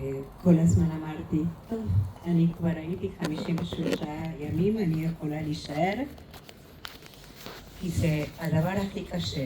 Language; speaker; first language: Hebrew; non-native, fluent; Spanish